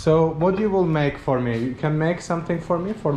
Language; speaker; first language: English; non-native, fluent; Azerbaijani